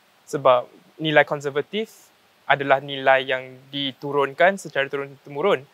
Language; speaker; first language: Malay; native; Malay